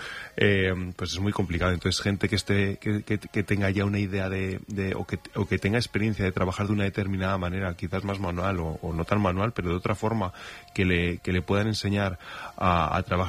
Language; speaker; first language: Spanish; native; Spanish